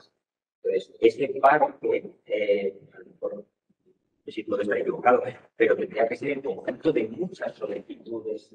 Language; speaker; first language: Spanish; native; Spanish